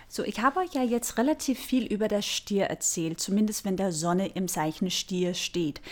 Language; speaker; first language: German; non-native, fluent; Danish